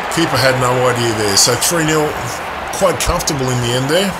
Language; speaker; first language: English; native; English